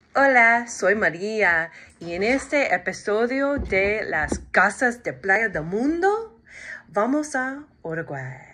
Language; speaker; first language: Spanish; non-native, learner; English